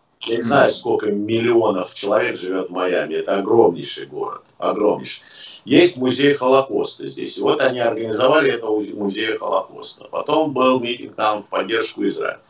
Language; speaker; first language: Russian; native; Russian